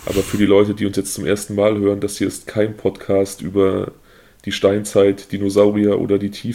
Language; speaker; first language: German; native; German